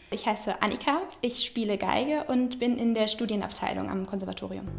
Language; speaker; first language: German; native; German